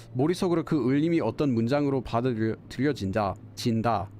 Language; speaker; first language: Korean; non-native, fluent; English